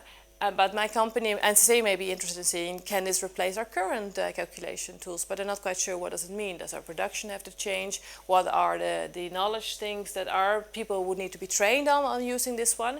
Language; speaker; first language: English; non-native, fluent; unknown